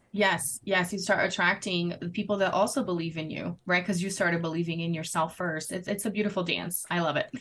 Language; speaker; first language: English; non-native, fluent; Portuguese